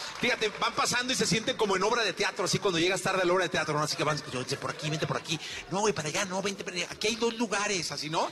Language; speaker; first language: Spanish; native; Spanish